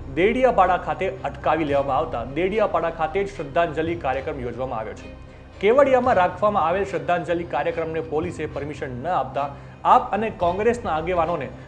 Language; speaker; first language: Gujarati; native; Gujarati